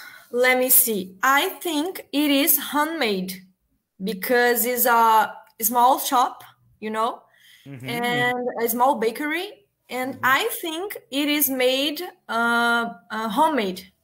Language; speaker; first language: English; non-native, learner; Portuguese